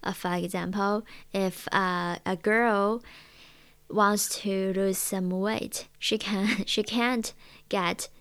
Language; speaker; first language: English; non-native, learner; Chinese